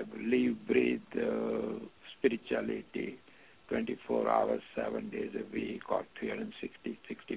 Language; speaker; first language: English; non-native, local second language; Gujarati